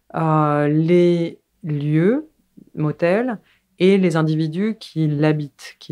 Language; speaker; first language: French; native; French